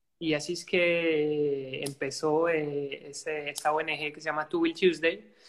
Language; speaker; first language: Spanish; non-native, fluent; French